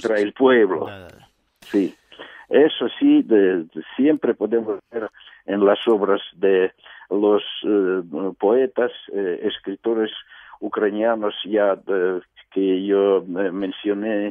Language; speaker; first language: Spanish; non-native, fluent; Russian